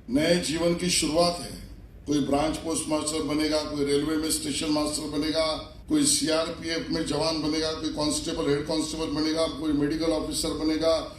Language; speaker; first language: Hindi; non-native, local second language; Marathi